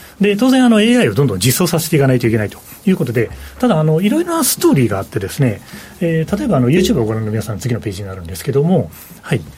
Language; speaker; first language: Japanese; native; Japanese